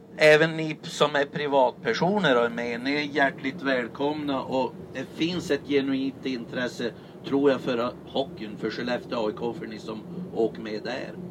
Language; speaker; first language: Swedish; native; Swedish